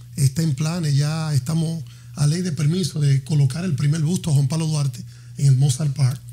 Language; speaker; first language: Spanish; native; Spanish